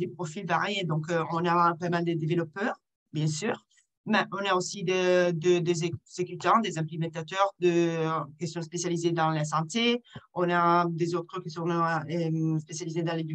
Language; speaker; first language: French; non-native, fluent; Italian